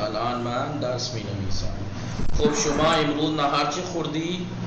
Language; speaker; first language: Persian; non-native, fluent; Urdu